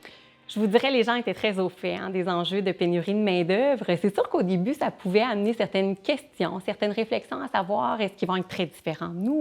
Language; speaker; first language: French; native; French